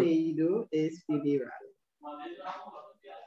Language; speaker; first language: Spanish; non-native, learner; English